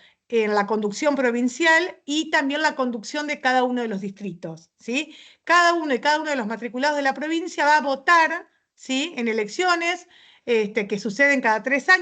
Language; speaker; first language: Spanish; native; Spanish